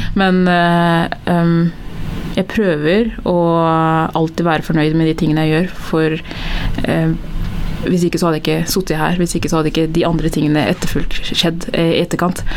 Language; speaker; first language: Norwegian; early bilingual, other home language; Tigrinya